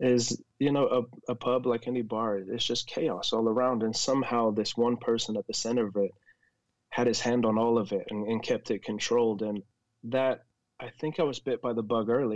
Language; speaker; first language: English; native; English